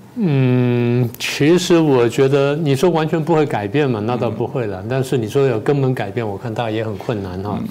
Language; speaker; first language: Chinese; native; Chinese